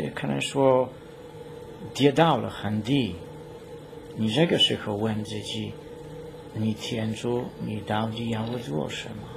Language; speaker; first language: Chinese; non-native, fluent; Polish